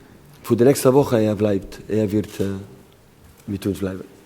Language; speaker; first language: German; non-native, learner; Spanish